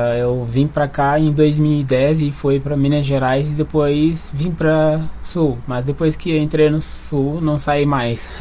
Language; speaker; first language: Portuguese; non-native, fluent; Wolof